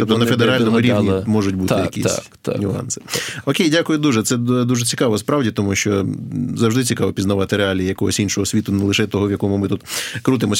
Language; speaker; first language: Ukrainian; native; Ukrainian